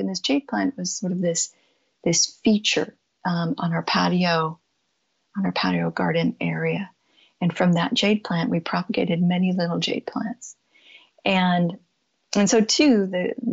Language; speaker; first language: English; native; English